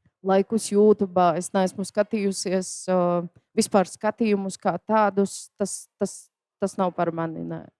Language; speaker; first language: Latvian; native; Latvian